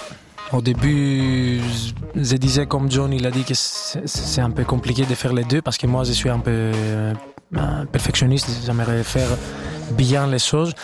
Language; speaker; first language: French; non-native, fluent; Greek